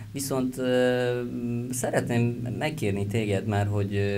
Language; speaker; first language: Hungarian; non-native, fluent; Persian